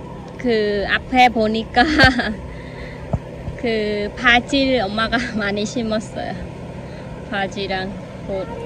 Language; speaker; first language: Korean; non-native, learner; Khmer